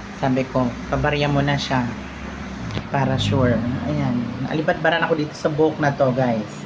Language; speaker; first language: Filipino; non-native, local second language; Cebuano